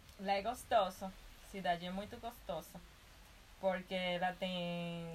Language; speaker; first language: Portuguese; non-native, fluent; Spanish